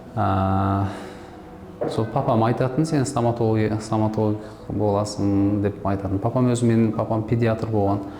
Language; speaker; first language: Kazakh; non-native, local second language; Uzbek